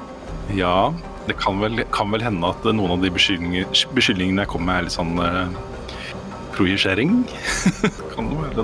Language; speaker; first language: Norwegian; native; Norwegian